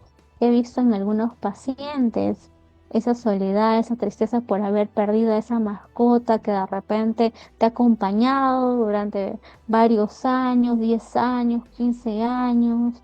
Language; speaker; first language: Spanish; native; Spanish